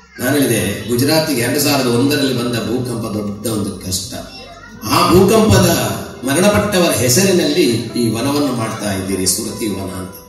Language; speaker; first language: Kannada; non-native, local second language; Tulu